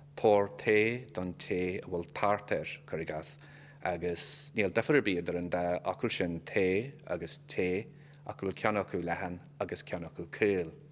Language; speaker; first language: Irish; native; Irish